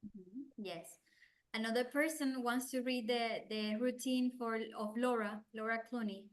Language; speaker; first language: English; non-native, fluent; Spanish